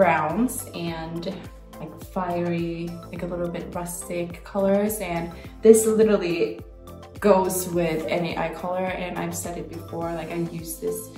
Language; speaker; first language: English; non-native, fluent; Swedish